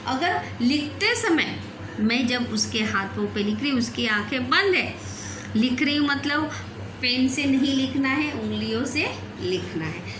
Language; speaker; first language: Hindi; non-native, local second language; Marathi